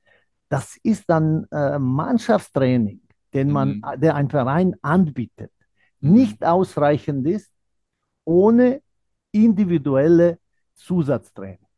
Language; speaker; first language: German; non-native, fluent; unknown